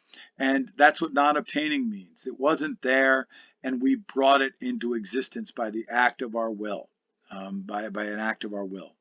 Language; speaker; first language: English; native; English